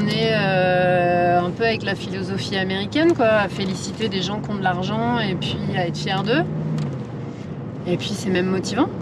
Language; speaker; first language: French; native; French